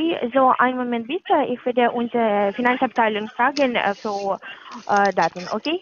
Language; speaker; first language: German; non-native, learner; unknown